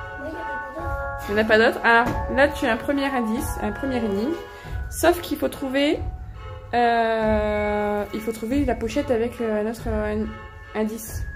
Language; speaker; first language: French; native; French